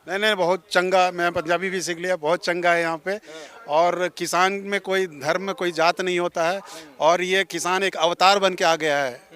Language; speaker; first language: Hindi; non-native, local second language; Malayalam